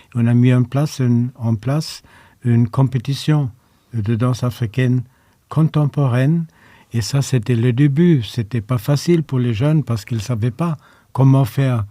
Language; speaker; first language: French; non-native, fluent; German